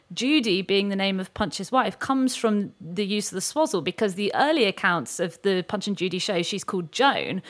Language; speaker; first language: English; native; English